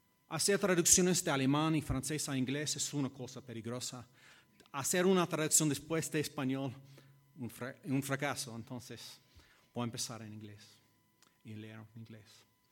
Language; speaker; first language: Spanish; non-native, fluent; English